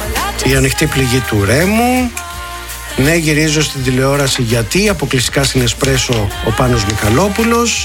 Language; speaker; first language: Greek; native; Greek